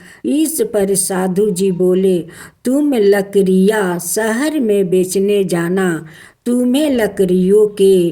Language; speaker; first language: Hindi; native; Hindi